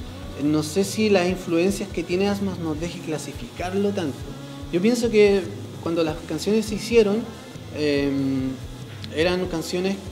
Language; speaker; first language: Spanish; native; Spanish